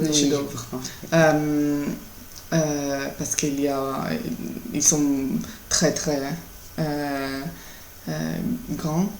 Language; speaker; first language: French; non-native, learner; Italian